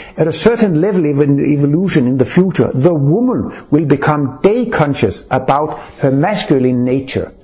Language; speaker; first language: English; non-native, fluent; Danish